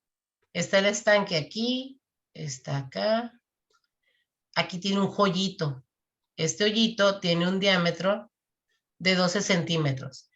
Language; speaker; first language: Spanish; native; Spanish